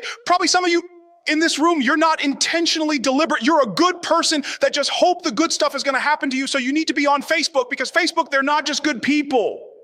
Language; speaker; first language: English; native; English